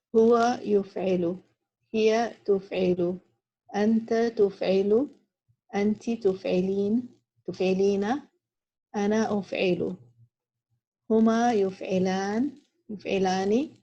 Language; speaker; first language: Arabic; non-native, learner; English